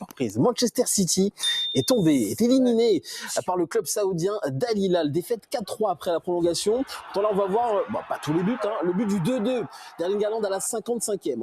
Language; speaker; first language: French; native; French